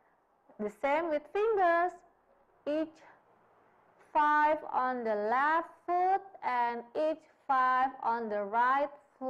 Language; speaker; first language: English; non-native, fluent; Indonesian